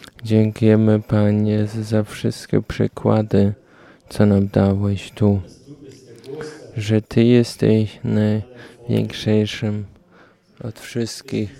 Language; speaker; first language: Polish; non-native, learner; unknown